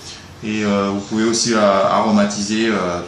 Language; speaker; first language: French; native; French